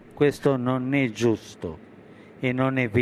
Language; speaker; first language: Italian; non-native, fluent; Spanish